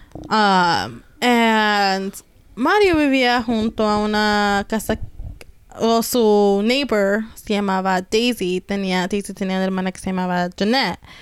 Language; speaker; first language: Spanish; early bilingual, heritage; Spanish